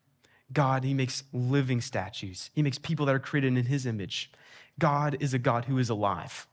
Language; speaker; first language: English; native; English